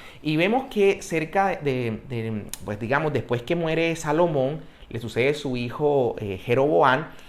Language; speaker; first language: Spanish; native; Spanish